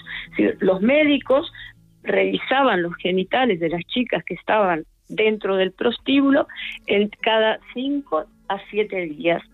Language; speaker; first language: Spanish; native; Spanish